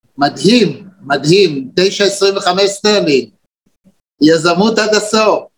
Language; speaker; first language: Hebrew; native; Hebrew